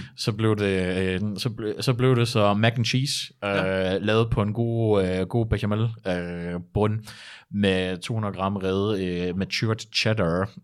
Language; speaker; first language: Danish; early bilingual, other home language; German